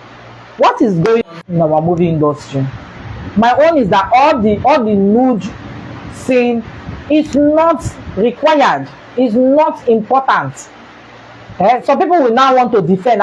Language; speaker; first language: English; non-native, local second language; Igbo